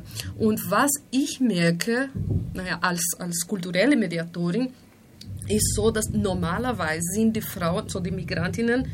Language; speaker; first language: German; non-native, fluent; Spanish